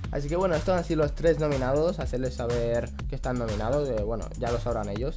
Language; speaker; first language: Spanish; native; Spanish